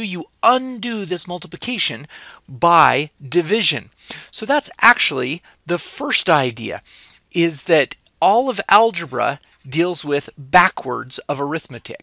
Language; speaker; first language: English; native; English